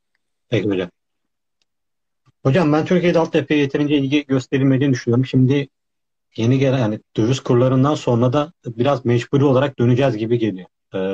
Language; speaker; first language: Turkish; native; Turkish